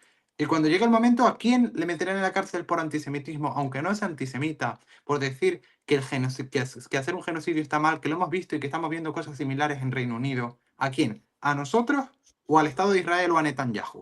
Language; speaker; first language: Spanish; native; Spanish